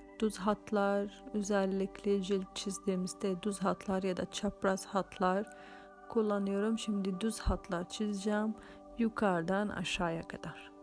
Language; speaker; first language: Turkish; non-native, fluent; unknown